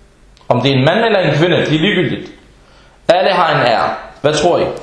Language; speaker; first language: Danish; early bilingual, other home language; Arabic